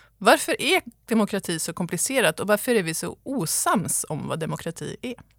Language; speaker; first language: Swedish; native; Swedish